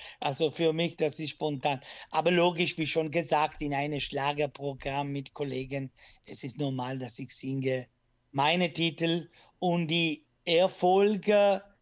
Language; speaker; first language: German; non-native, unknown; Italian